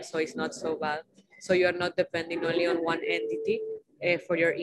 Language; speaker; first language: English; non-native, fluent; Spanish